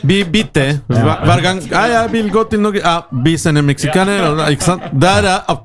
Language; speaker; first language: Norwegian; non-native, learner; Spanish